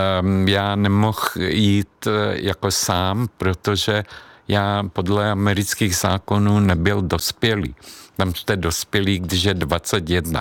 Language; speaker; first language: Czech; non-native, fluent; Hungarian